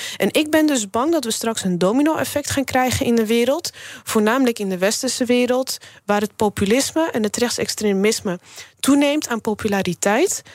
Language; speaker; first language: Dutch; early bilingual, other home language; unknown